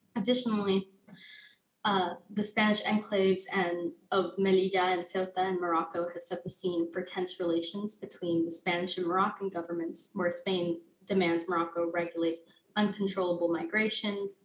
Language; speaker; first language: English; native; English